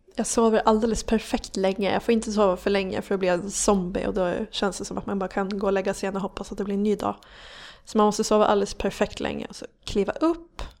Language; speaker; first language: Swedish; native; Swedish